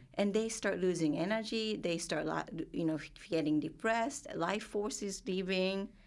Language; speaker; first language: English; non-native, fluent; Japanese